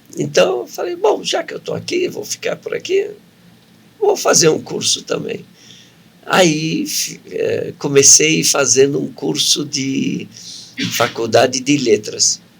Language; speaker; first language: Portuguese; early bilingual, other home language; Arabic